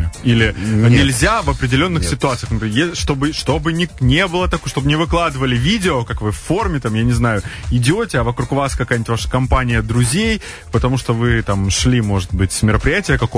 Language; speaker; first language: Russian; native; Russian